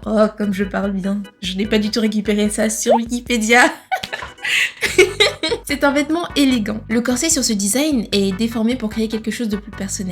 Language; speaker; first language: French; native; French